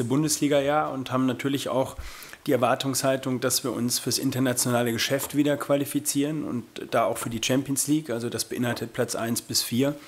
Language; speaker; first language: German; native; German